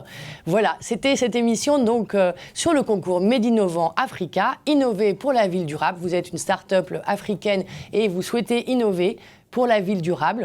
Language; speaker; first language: French; native; French